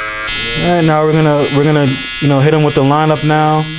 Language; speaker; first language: English; native; English